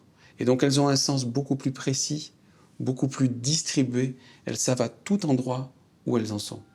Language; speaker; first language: French; native; French